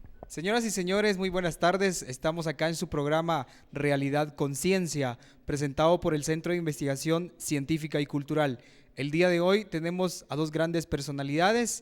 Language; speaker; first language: Spanish; native; Spanish